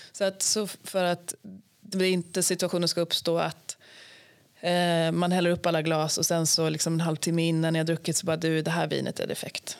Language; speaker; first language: Swedish; native; Swedish